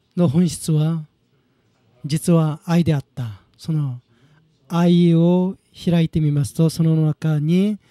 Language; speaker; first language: Japanese; non-native, fluent; Korean